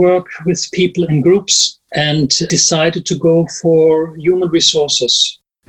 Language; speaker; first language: English; non-native, fluent; German